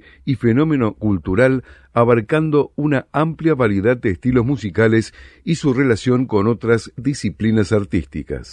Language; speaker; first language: Spanish; native; Spanish